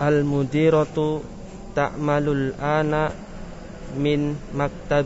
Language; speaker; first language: Arabic; non-native, learner; Indonesian